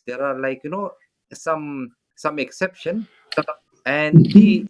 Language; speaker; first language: English; non-native, local second language; French